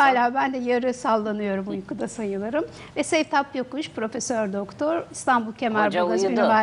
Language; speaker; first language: Turkish; native; Turkish